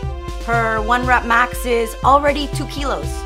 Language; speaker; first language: English; non-native, fluent; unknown